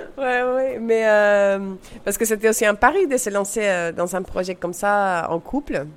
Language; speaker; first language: French; non-native, fluent; Spanish